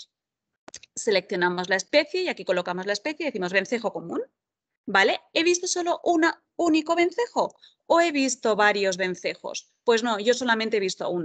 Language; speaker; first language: Spanish; native; Spanish